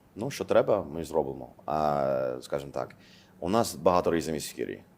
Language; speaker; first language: Ukrainian; non-native, fluent; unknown